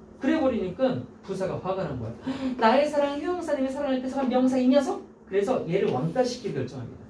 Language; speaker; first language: Korean; native; Korean